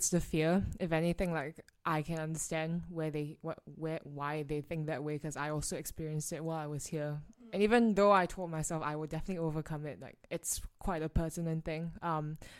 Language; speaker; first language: English; native; English